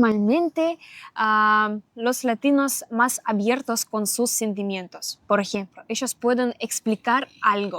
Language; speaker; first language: Spanish; non-native, learner; Russian